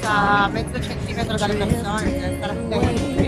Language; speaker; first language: Italian; native; Italian